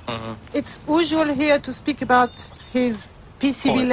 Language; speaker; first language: English; non-native, fluent; French